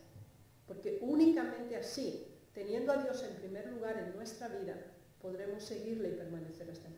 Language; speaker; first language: Spanish; native; Spanish